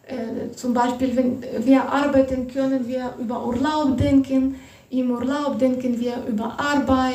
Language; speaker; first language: German; non-native, fluent; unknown